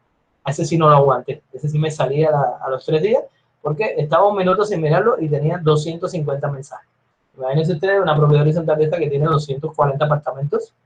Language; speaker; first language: Spanish; native; Spanish